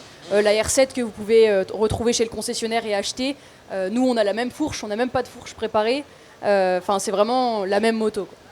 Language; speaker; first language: French; native; French